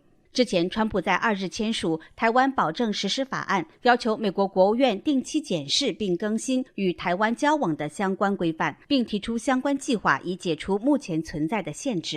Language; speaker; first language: Chinese; native; Chinese